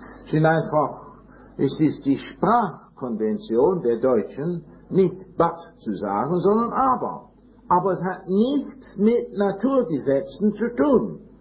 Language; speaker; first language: German; non-native, fluent; English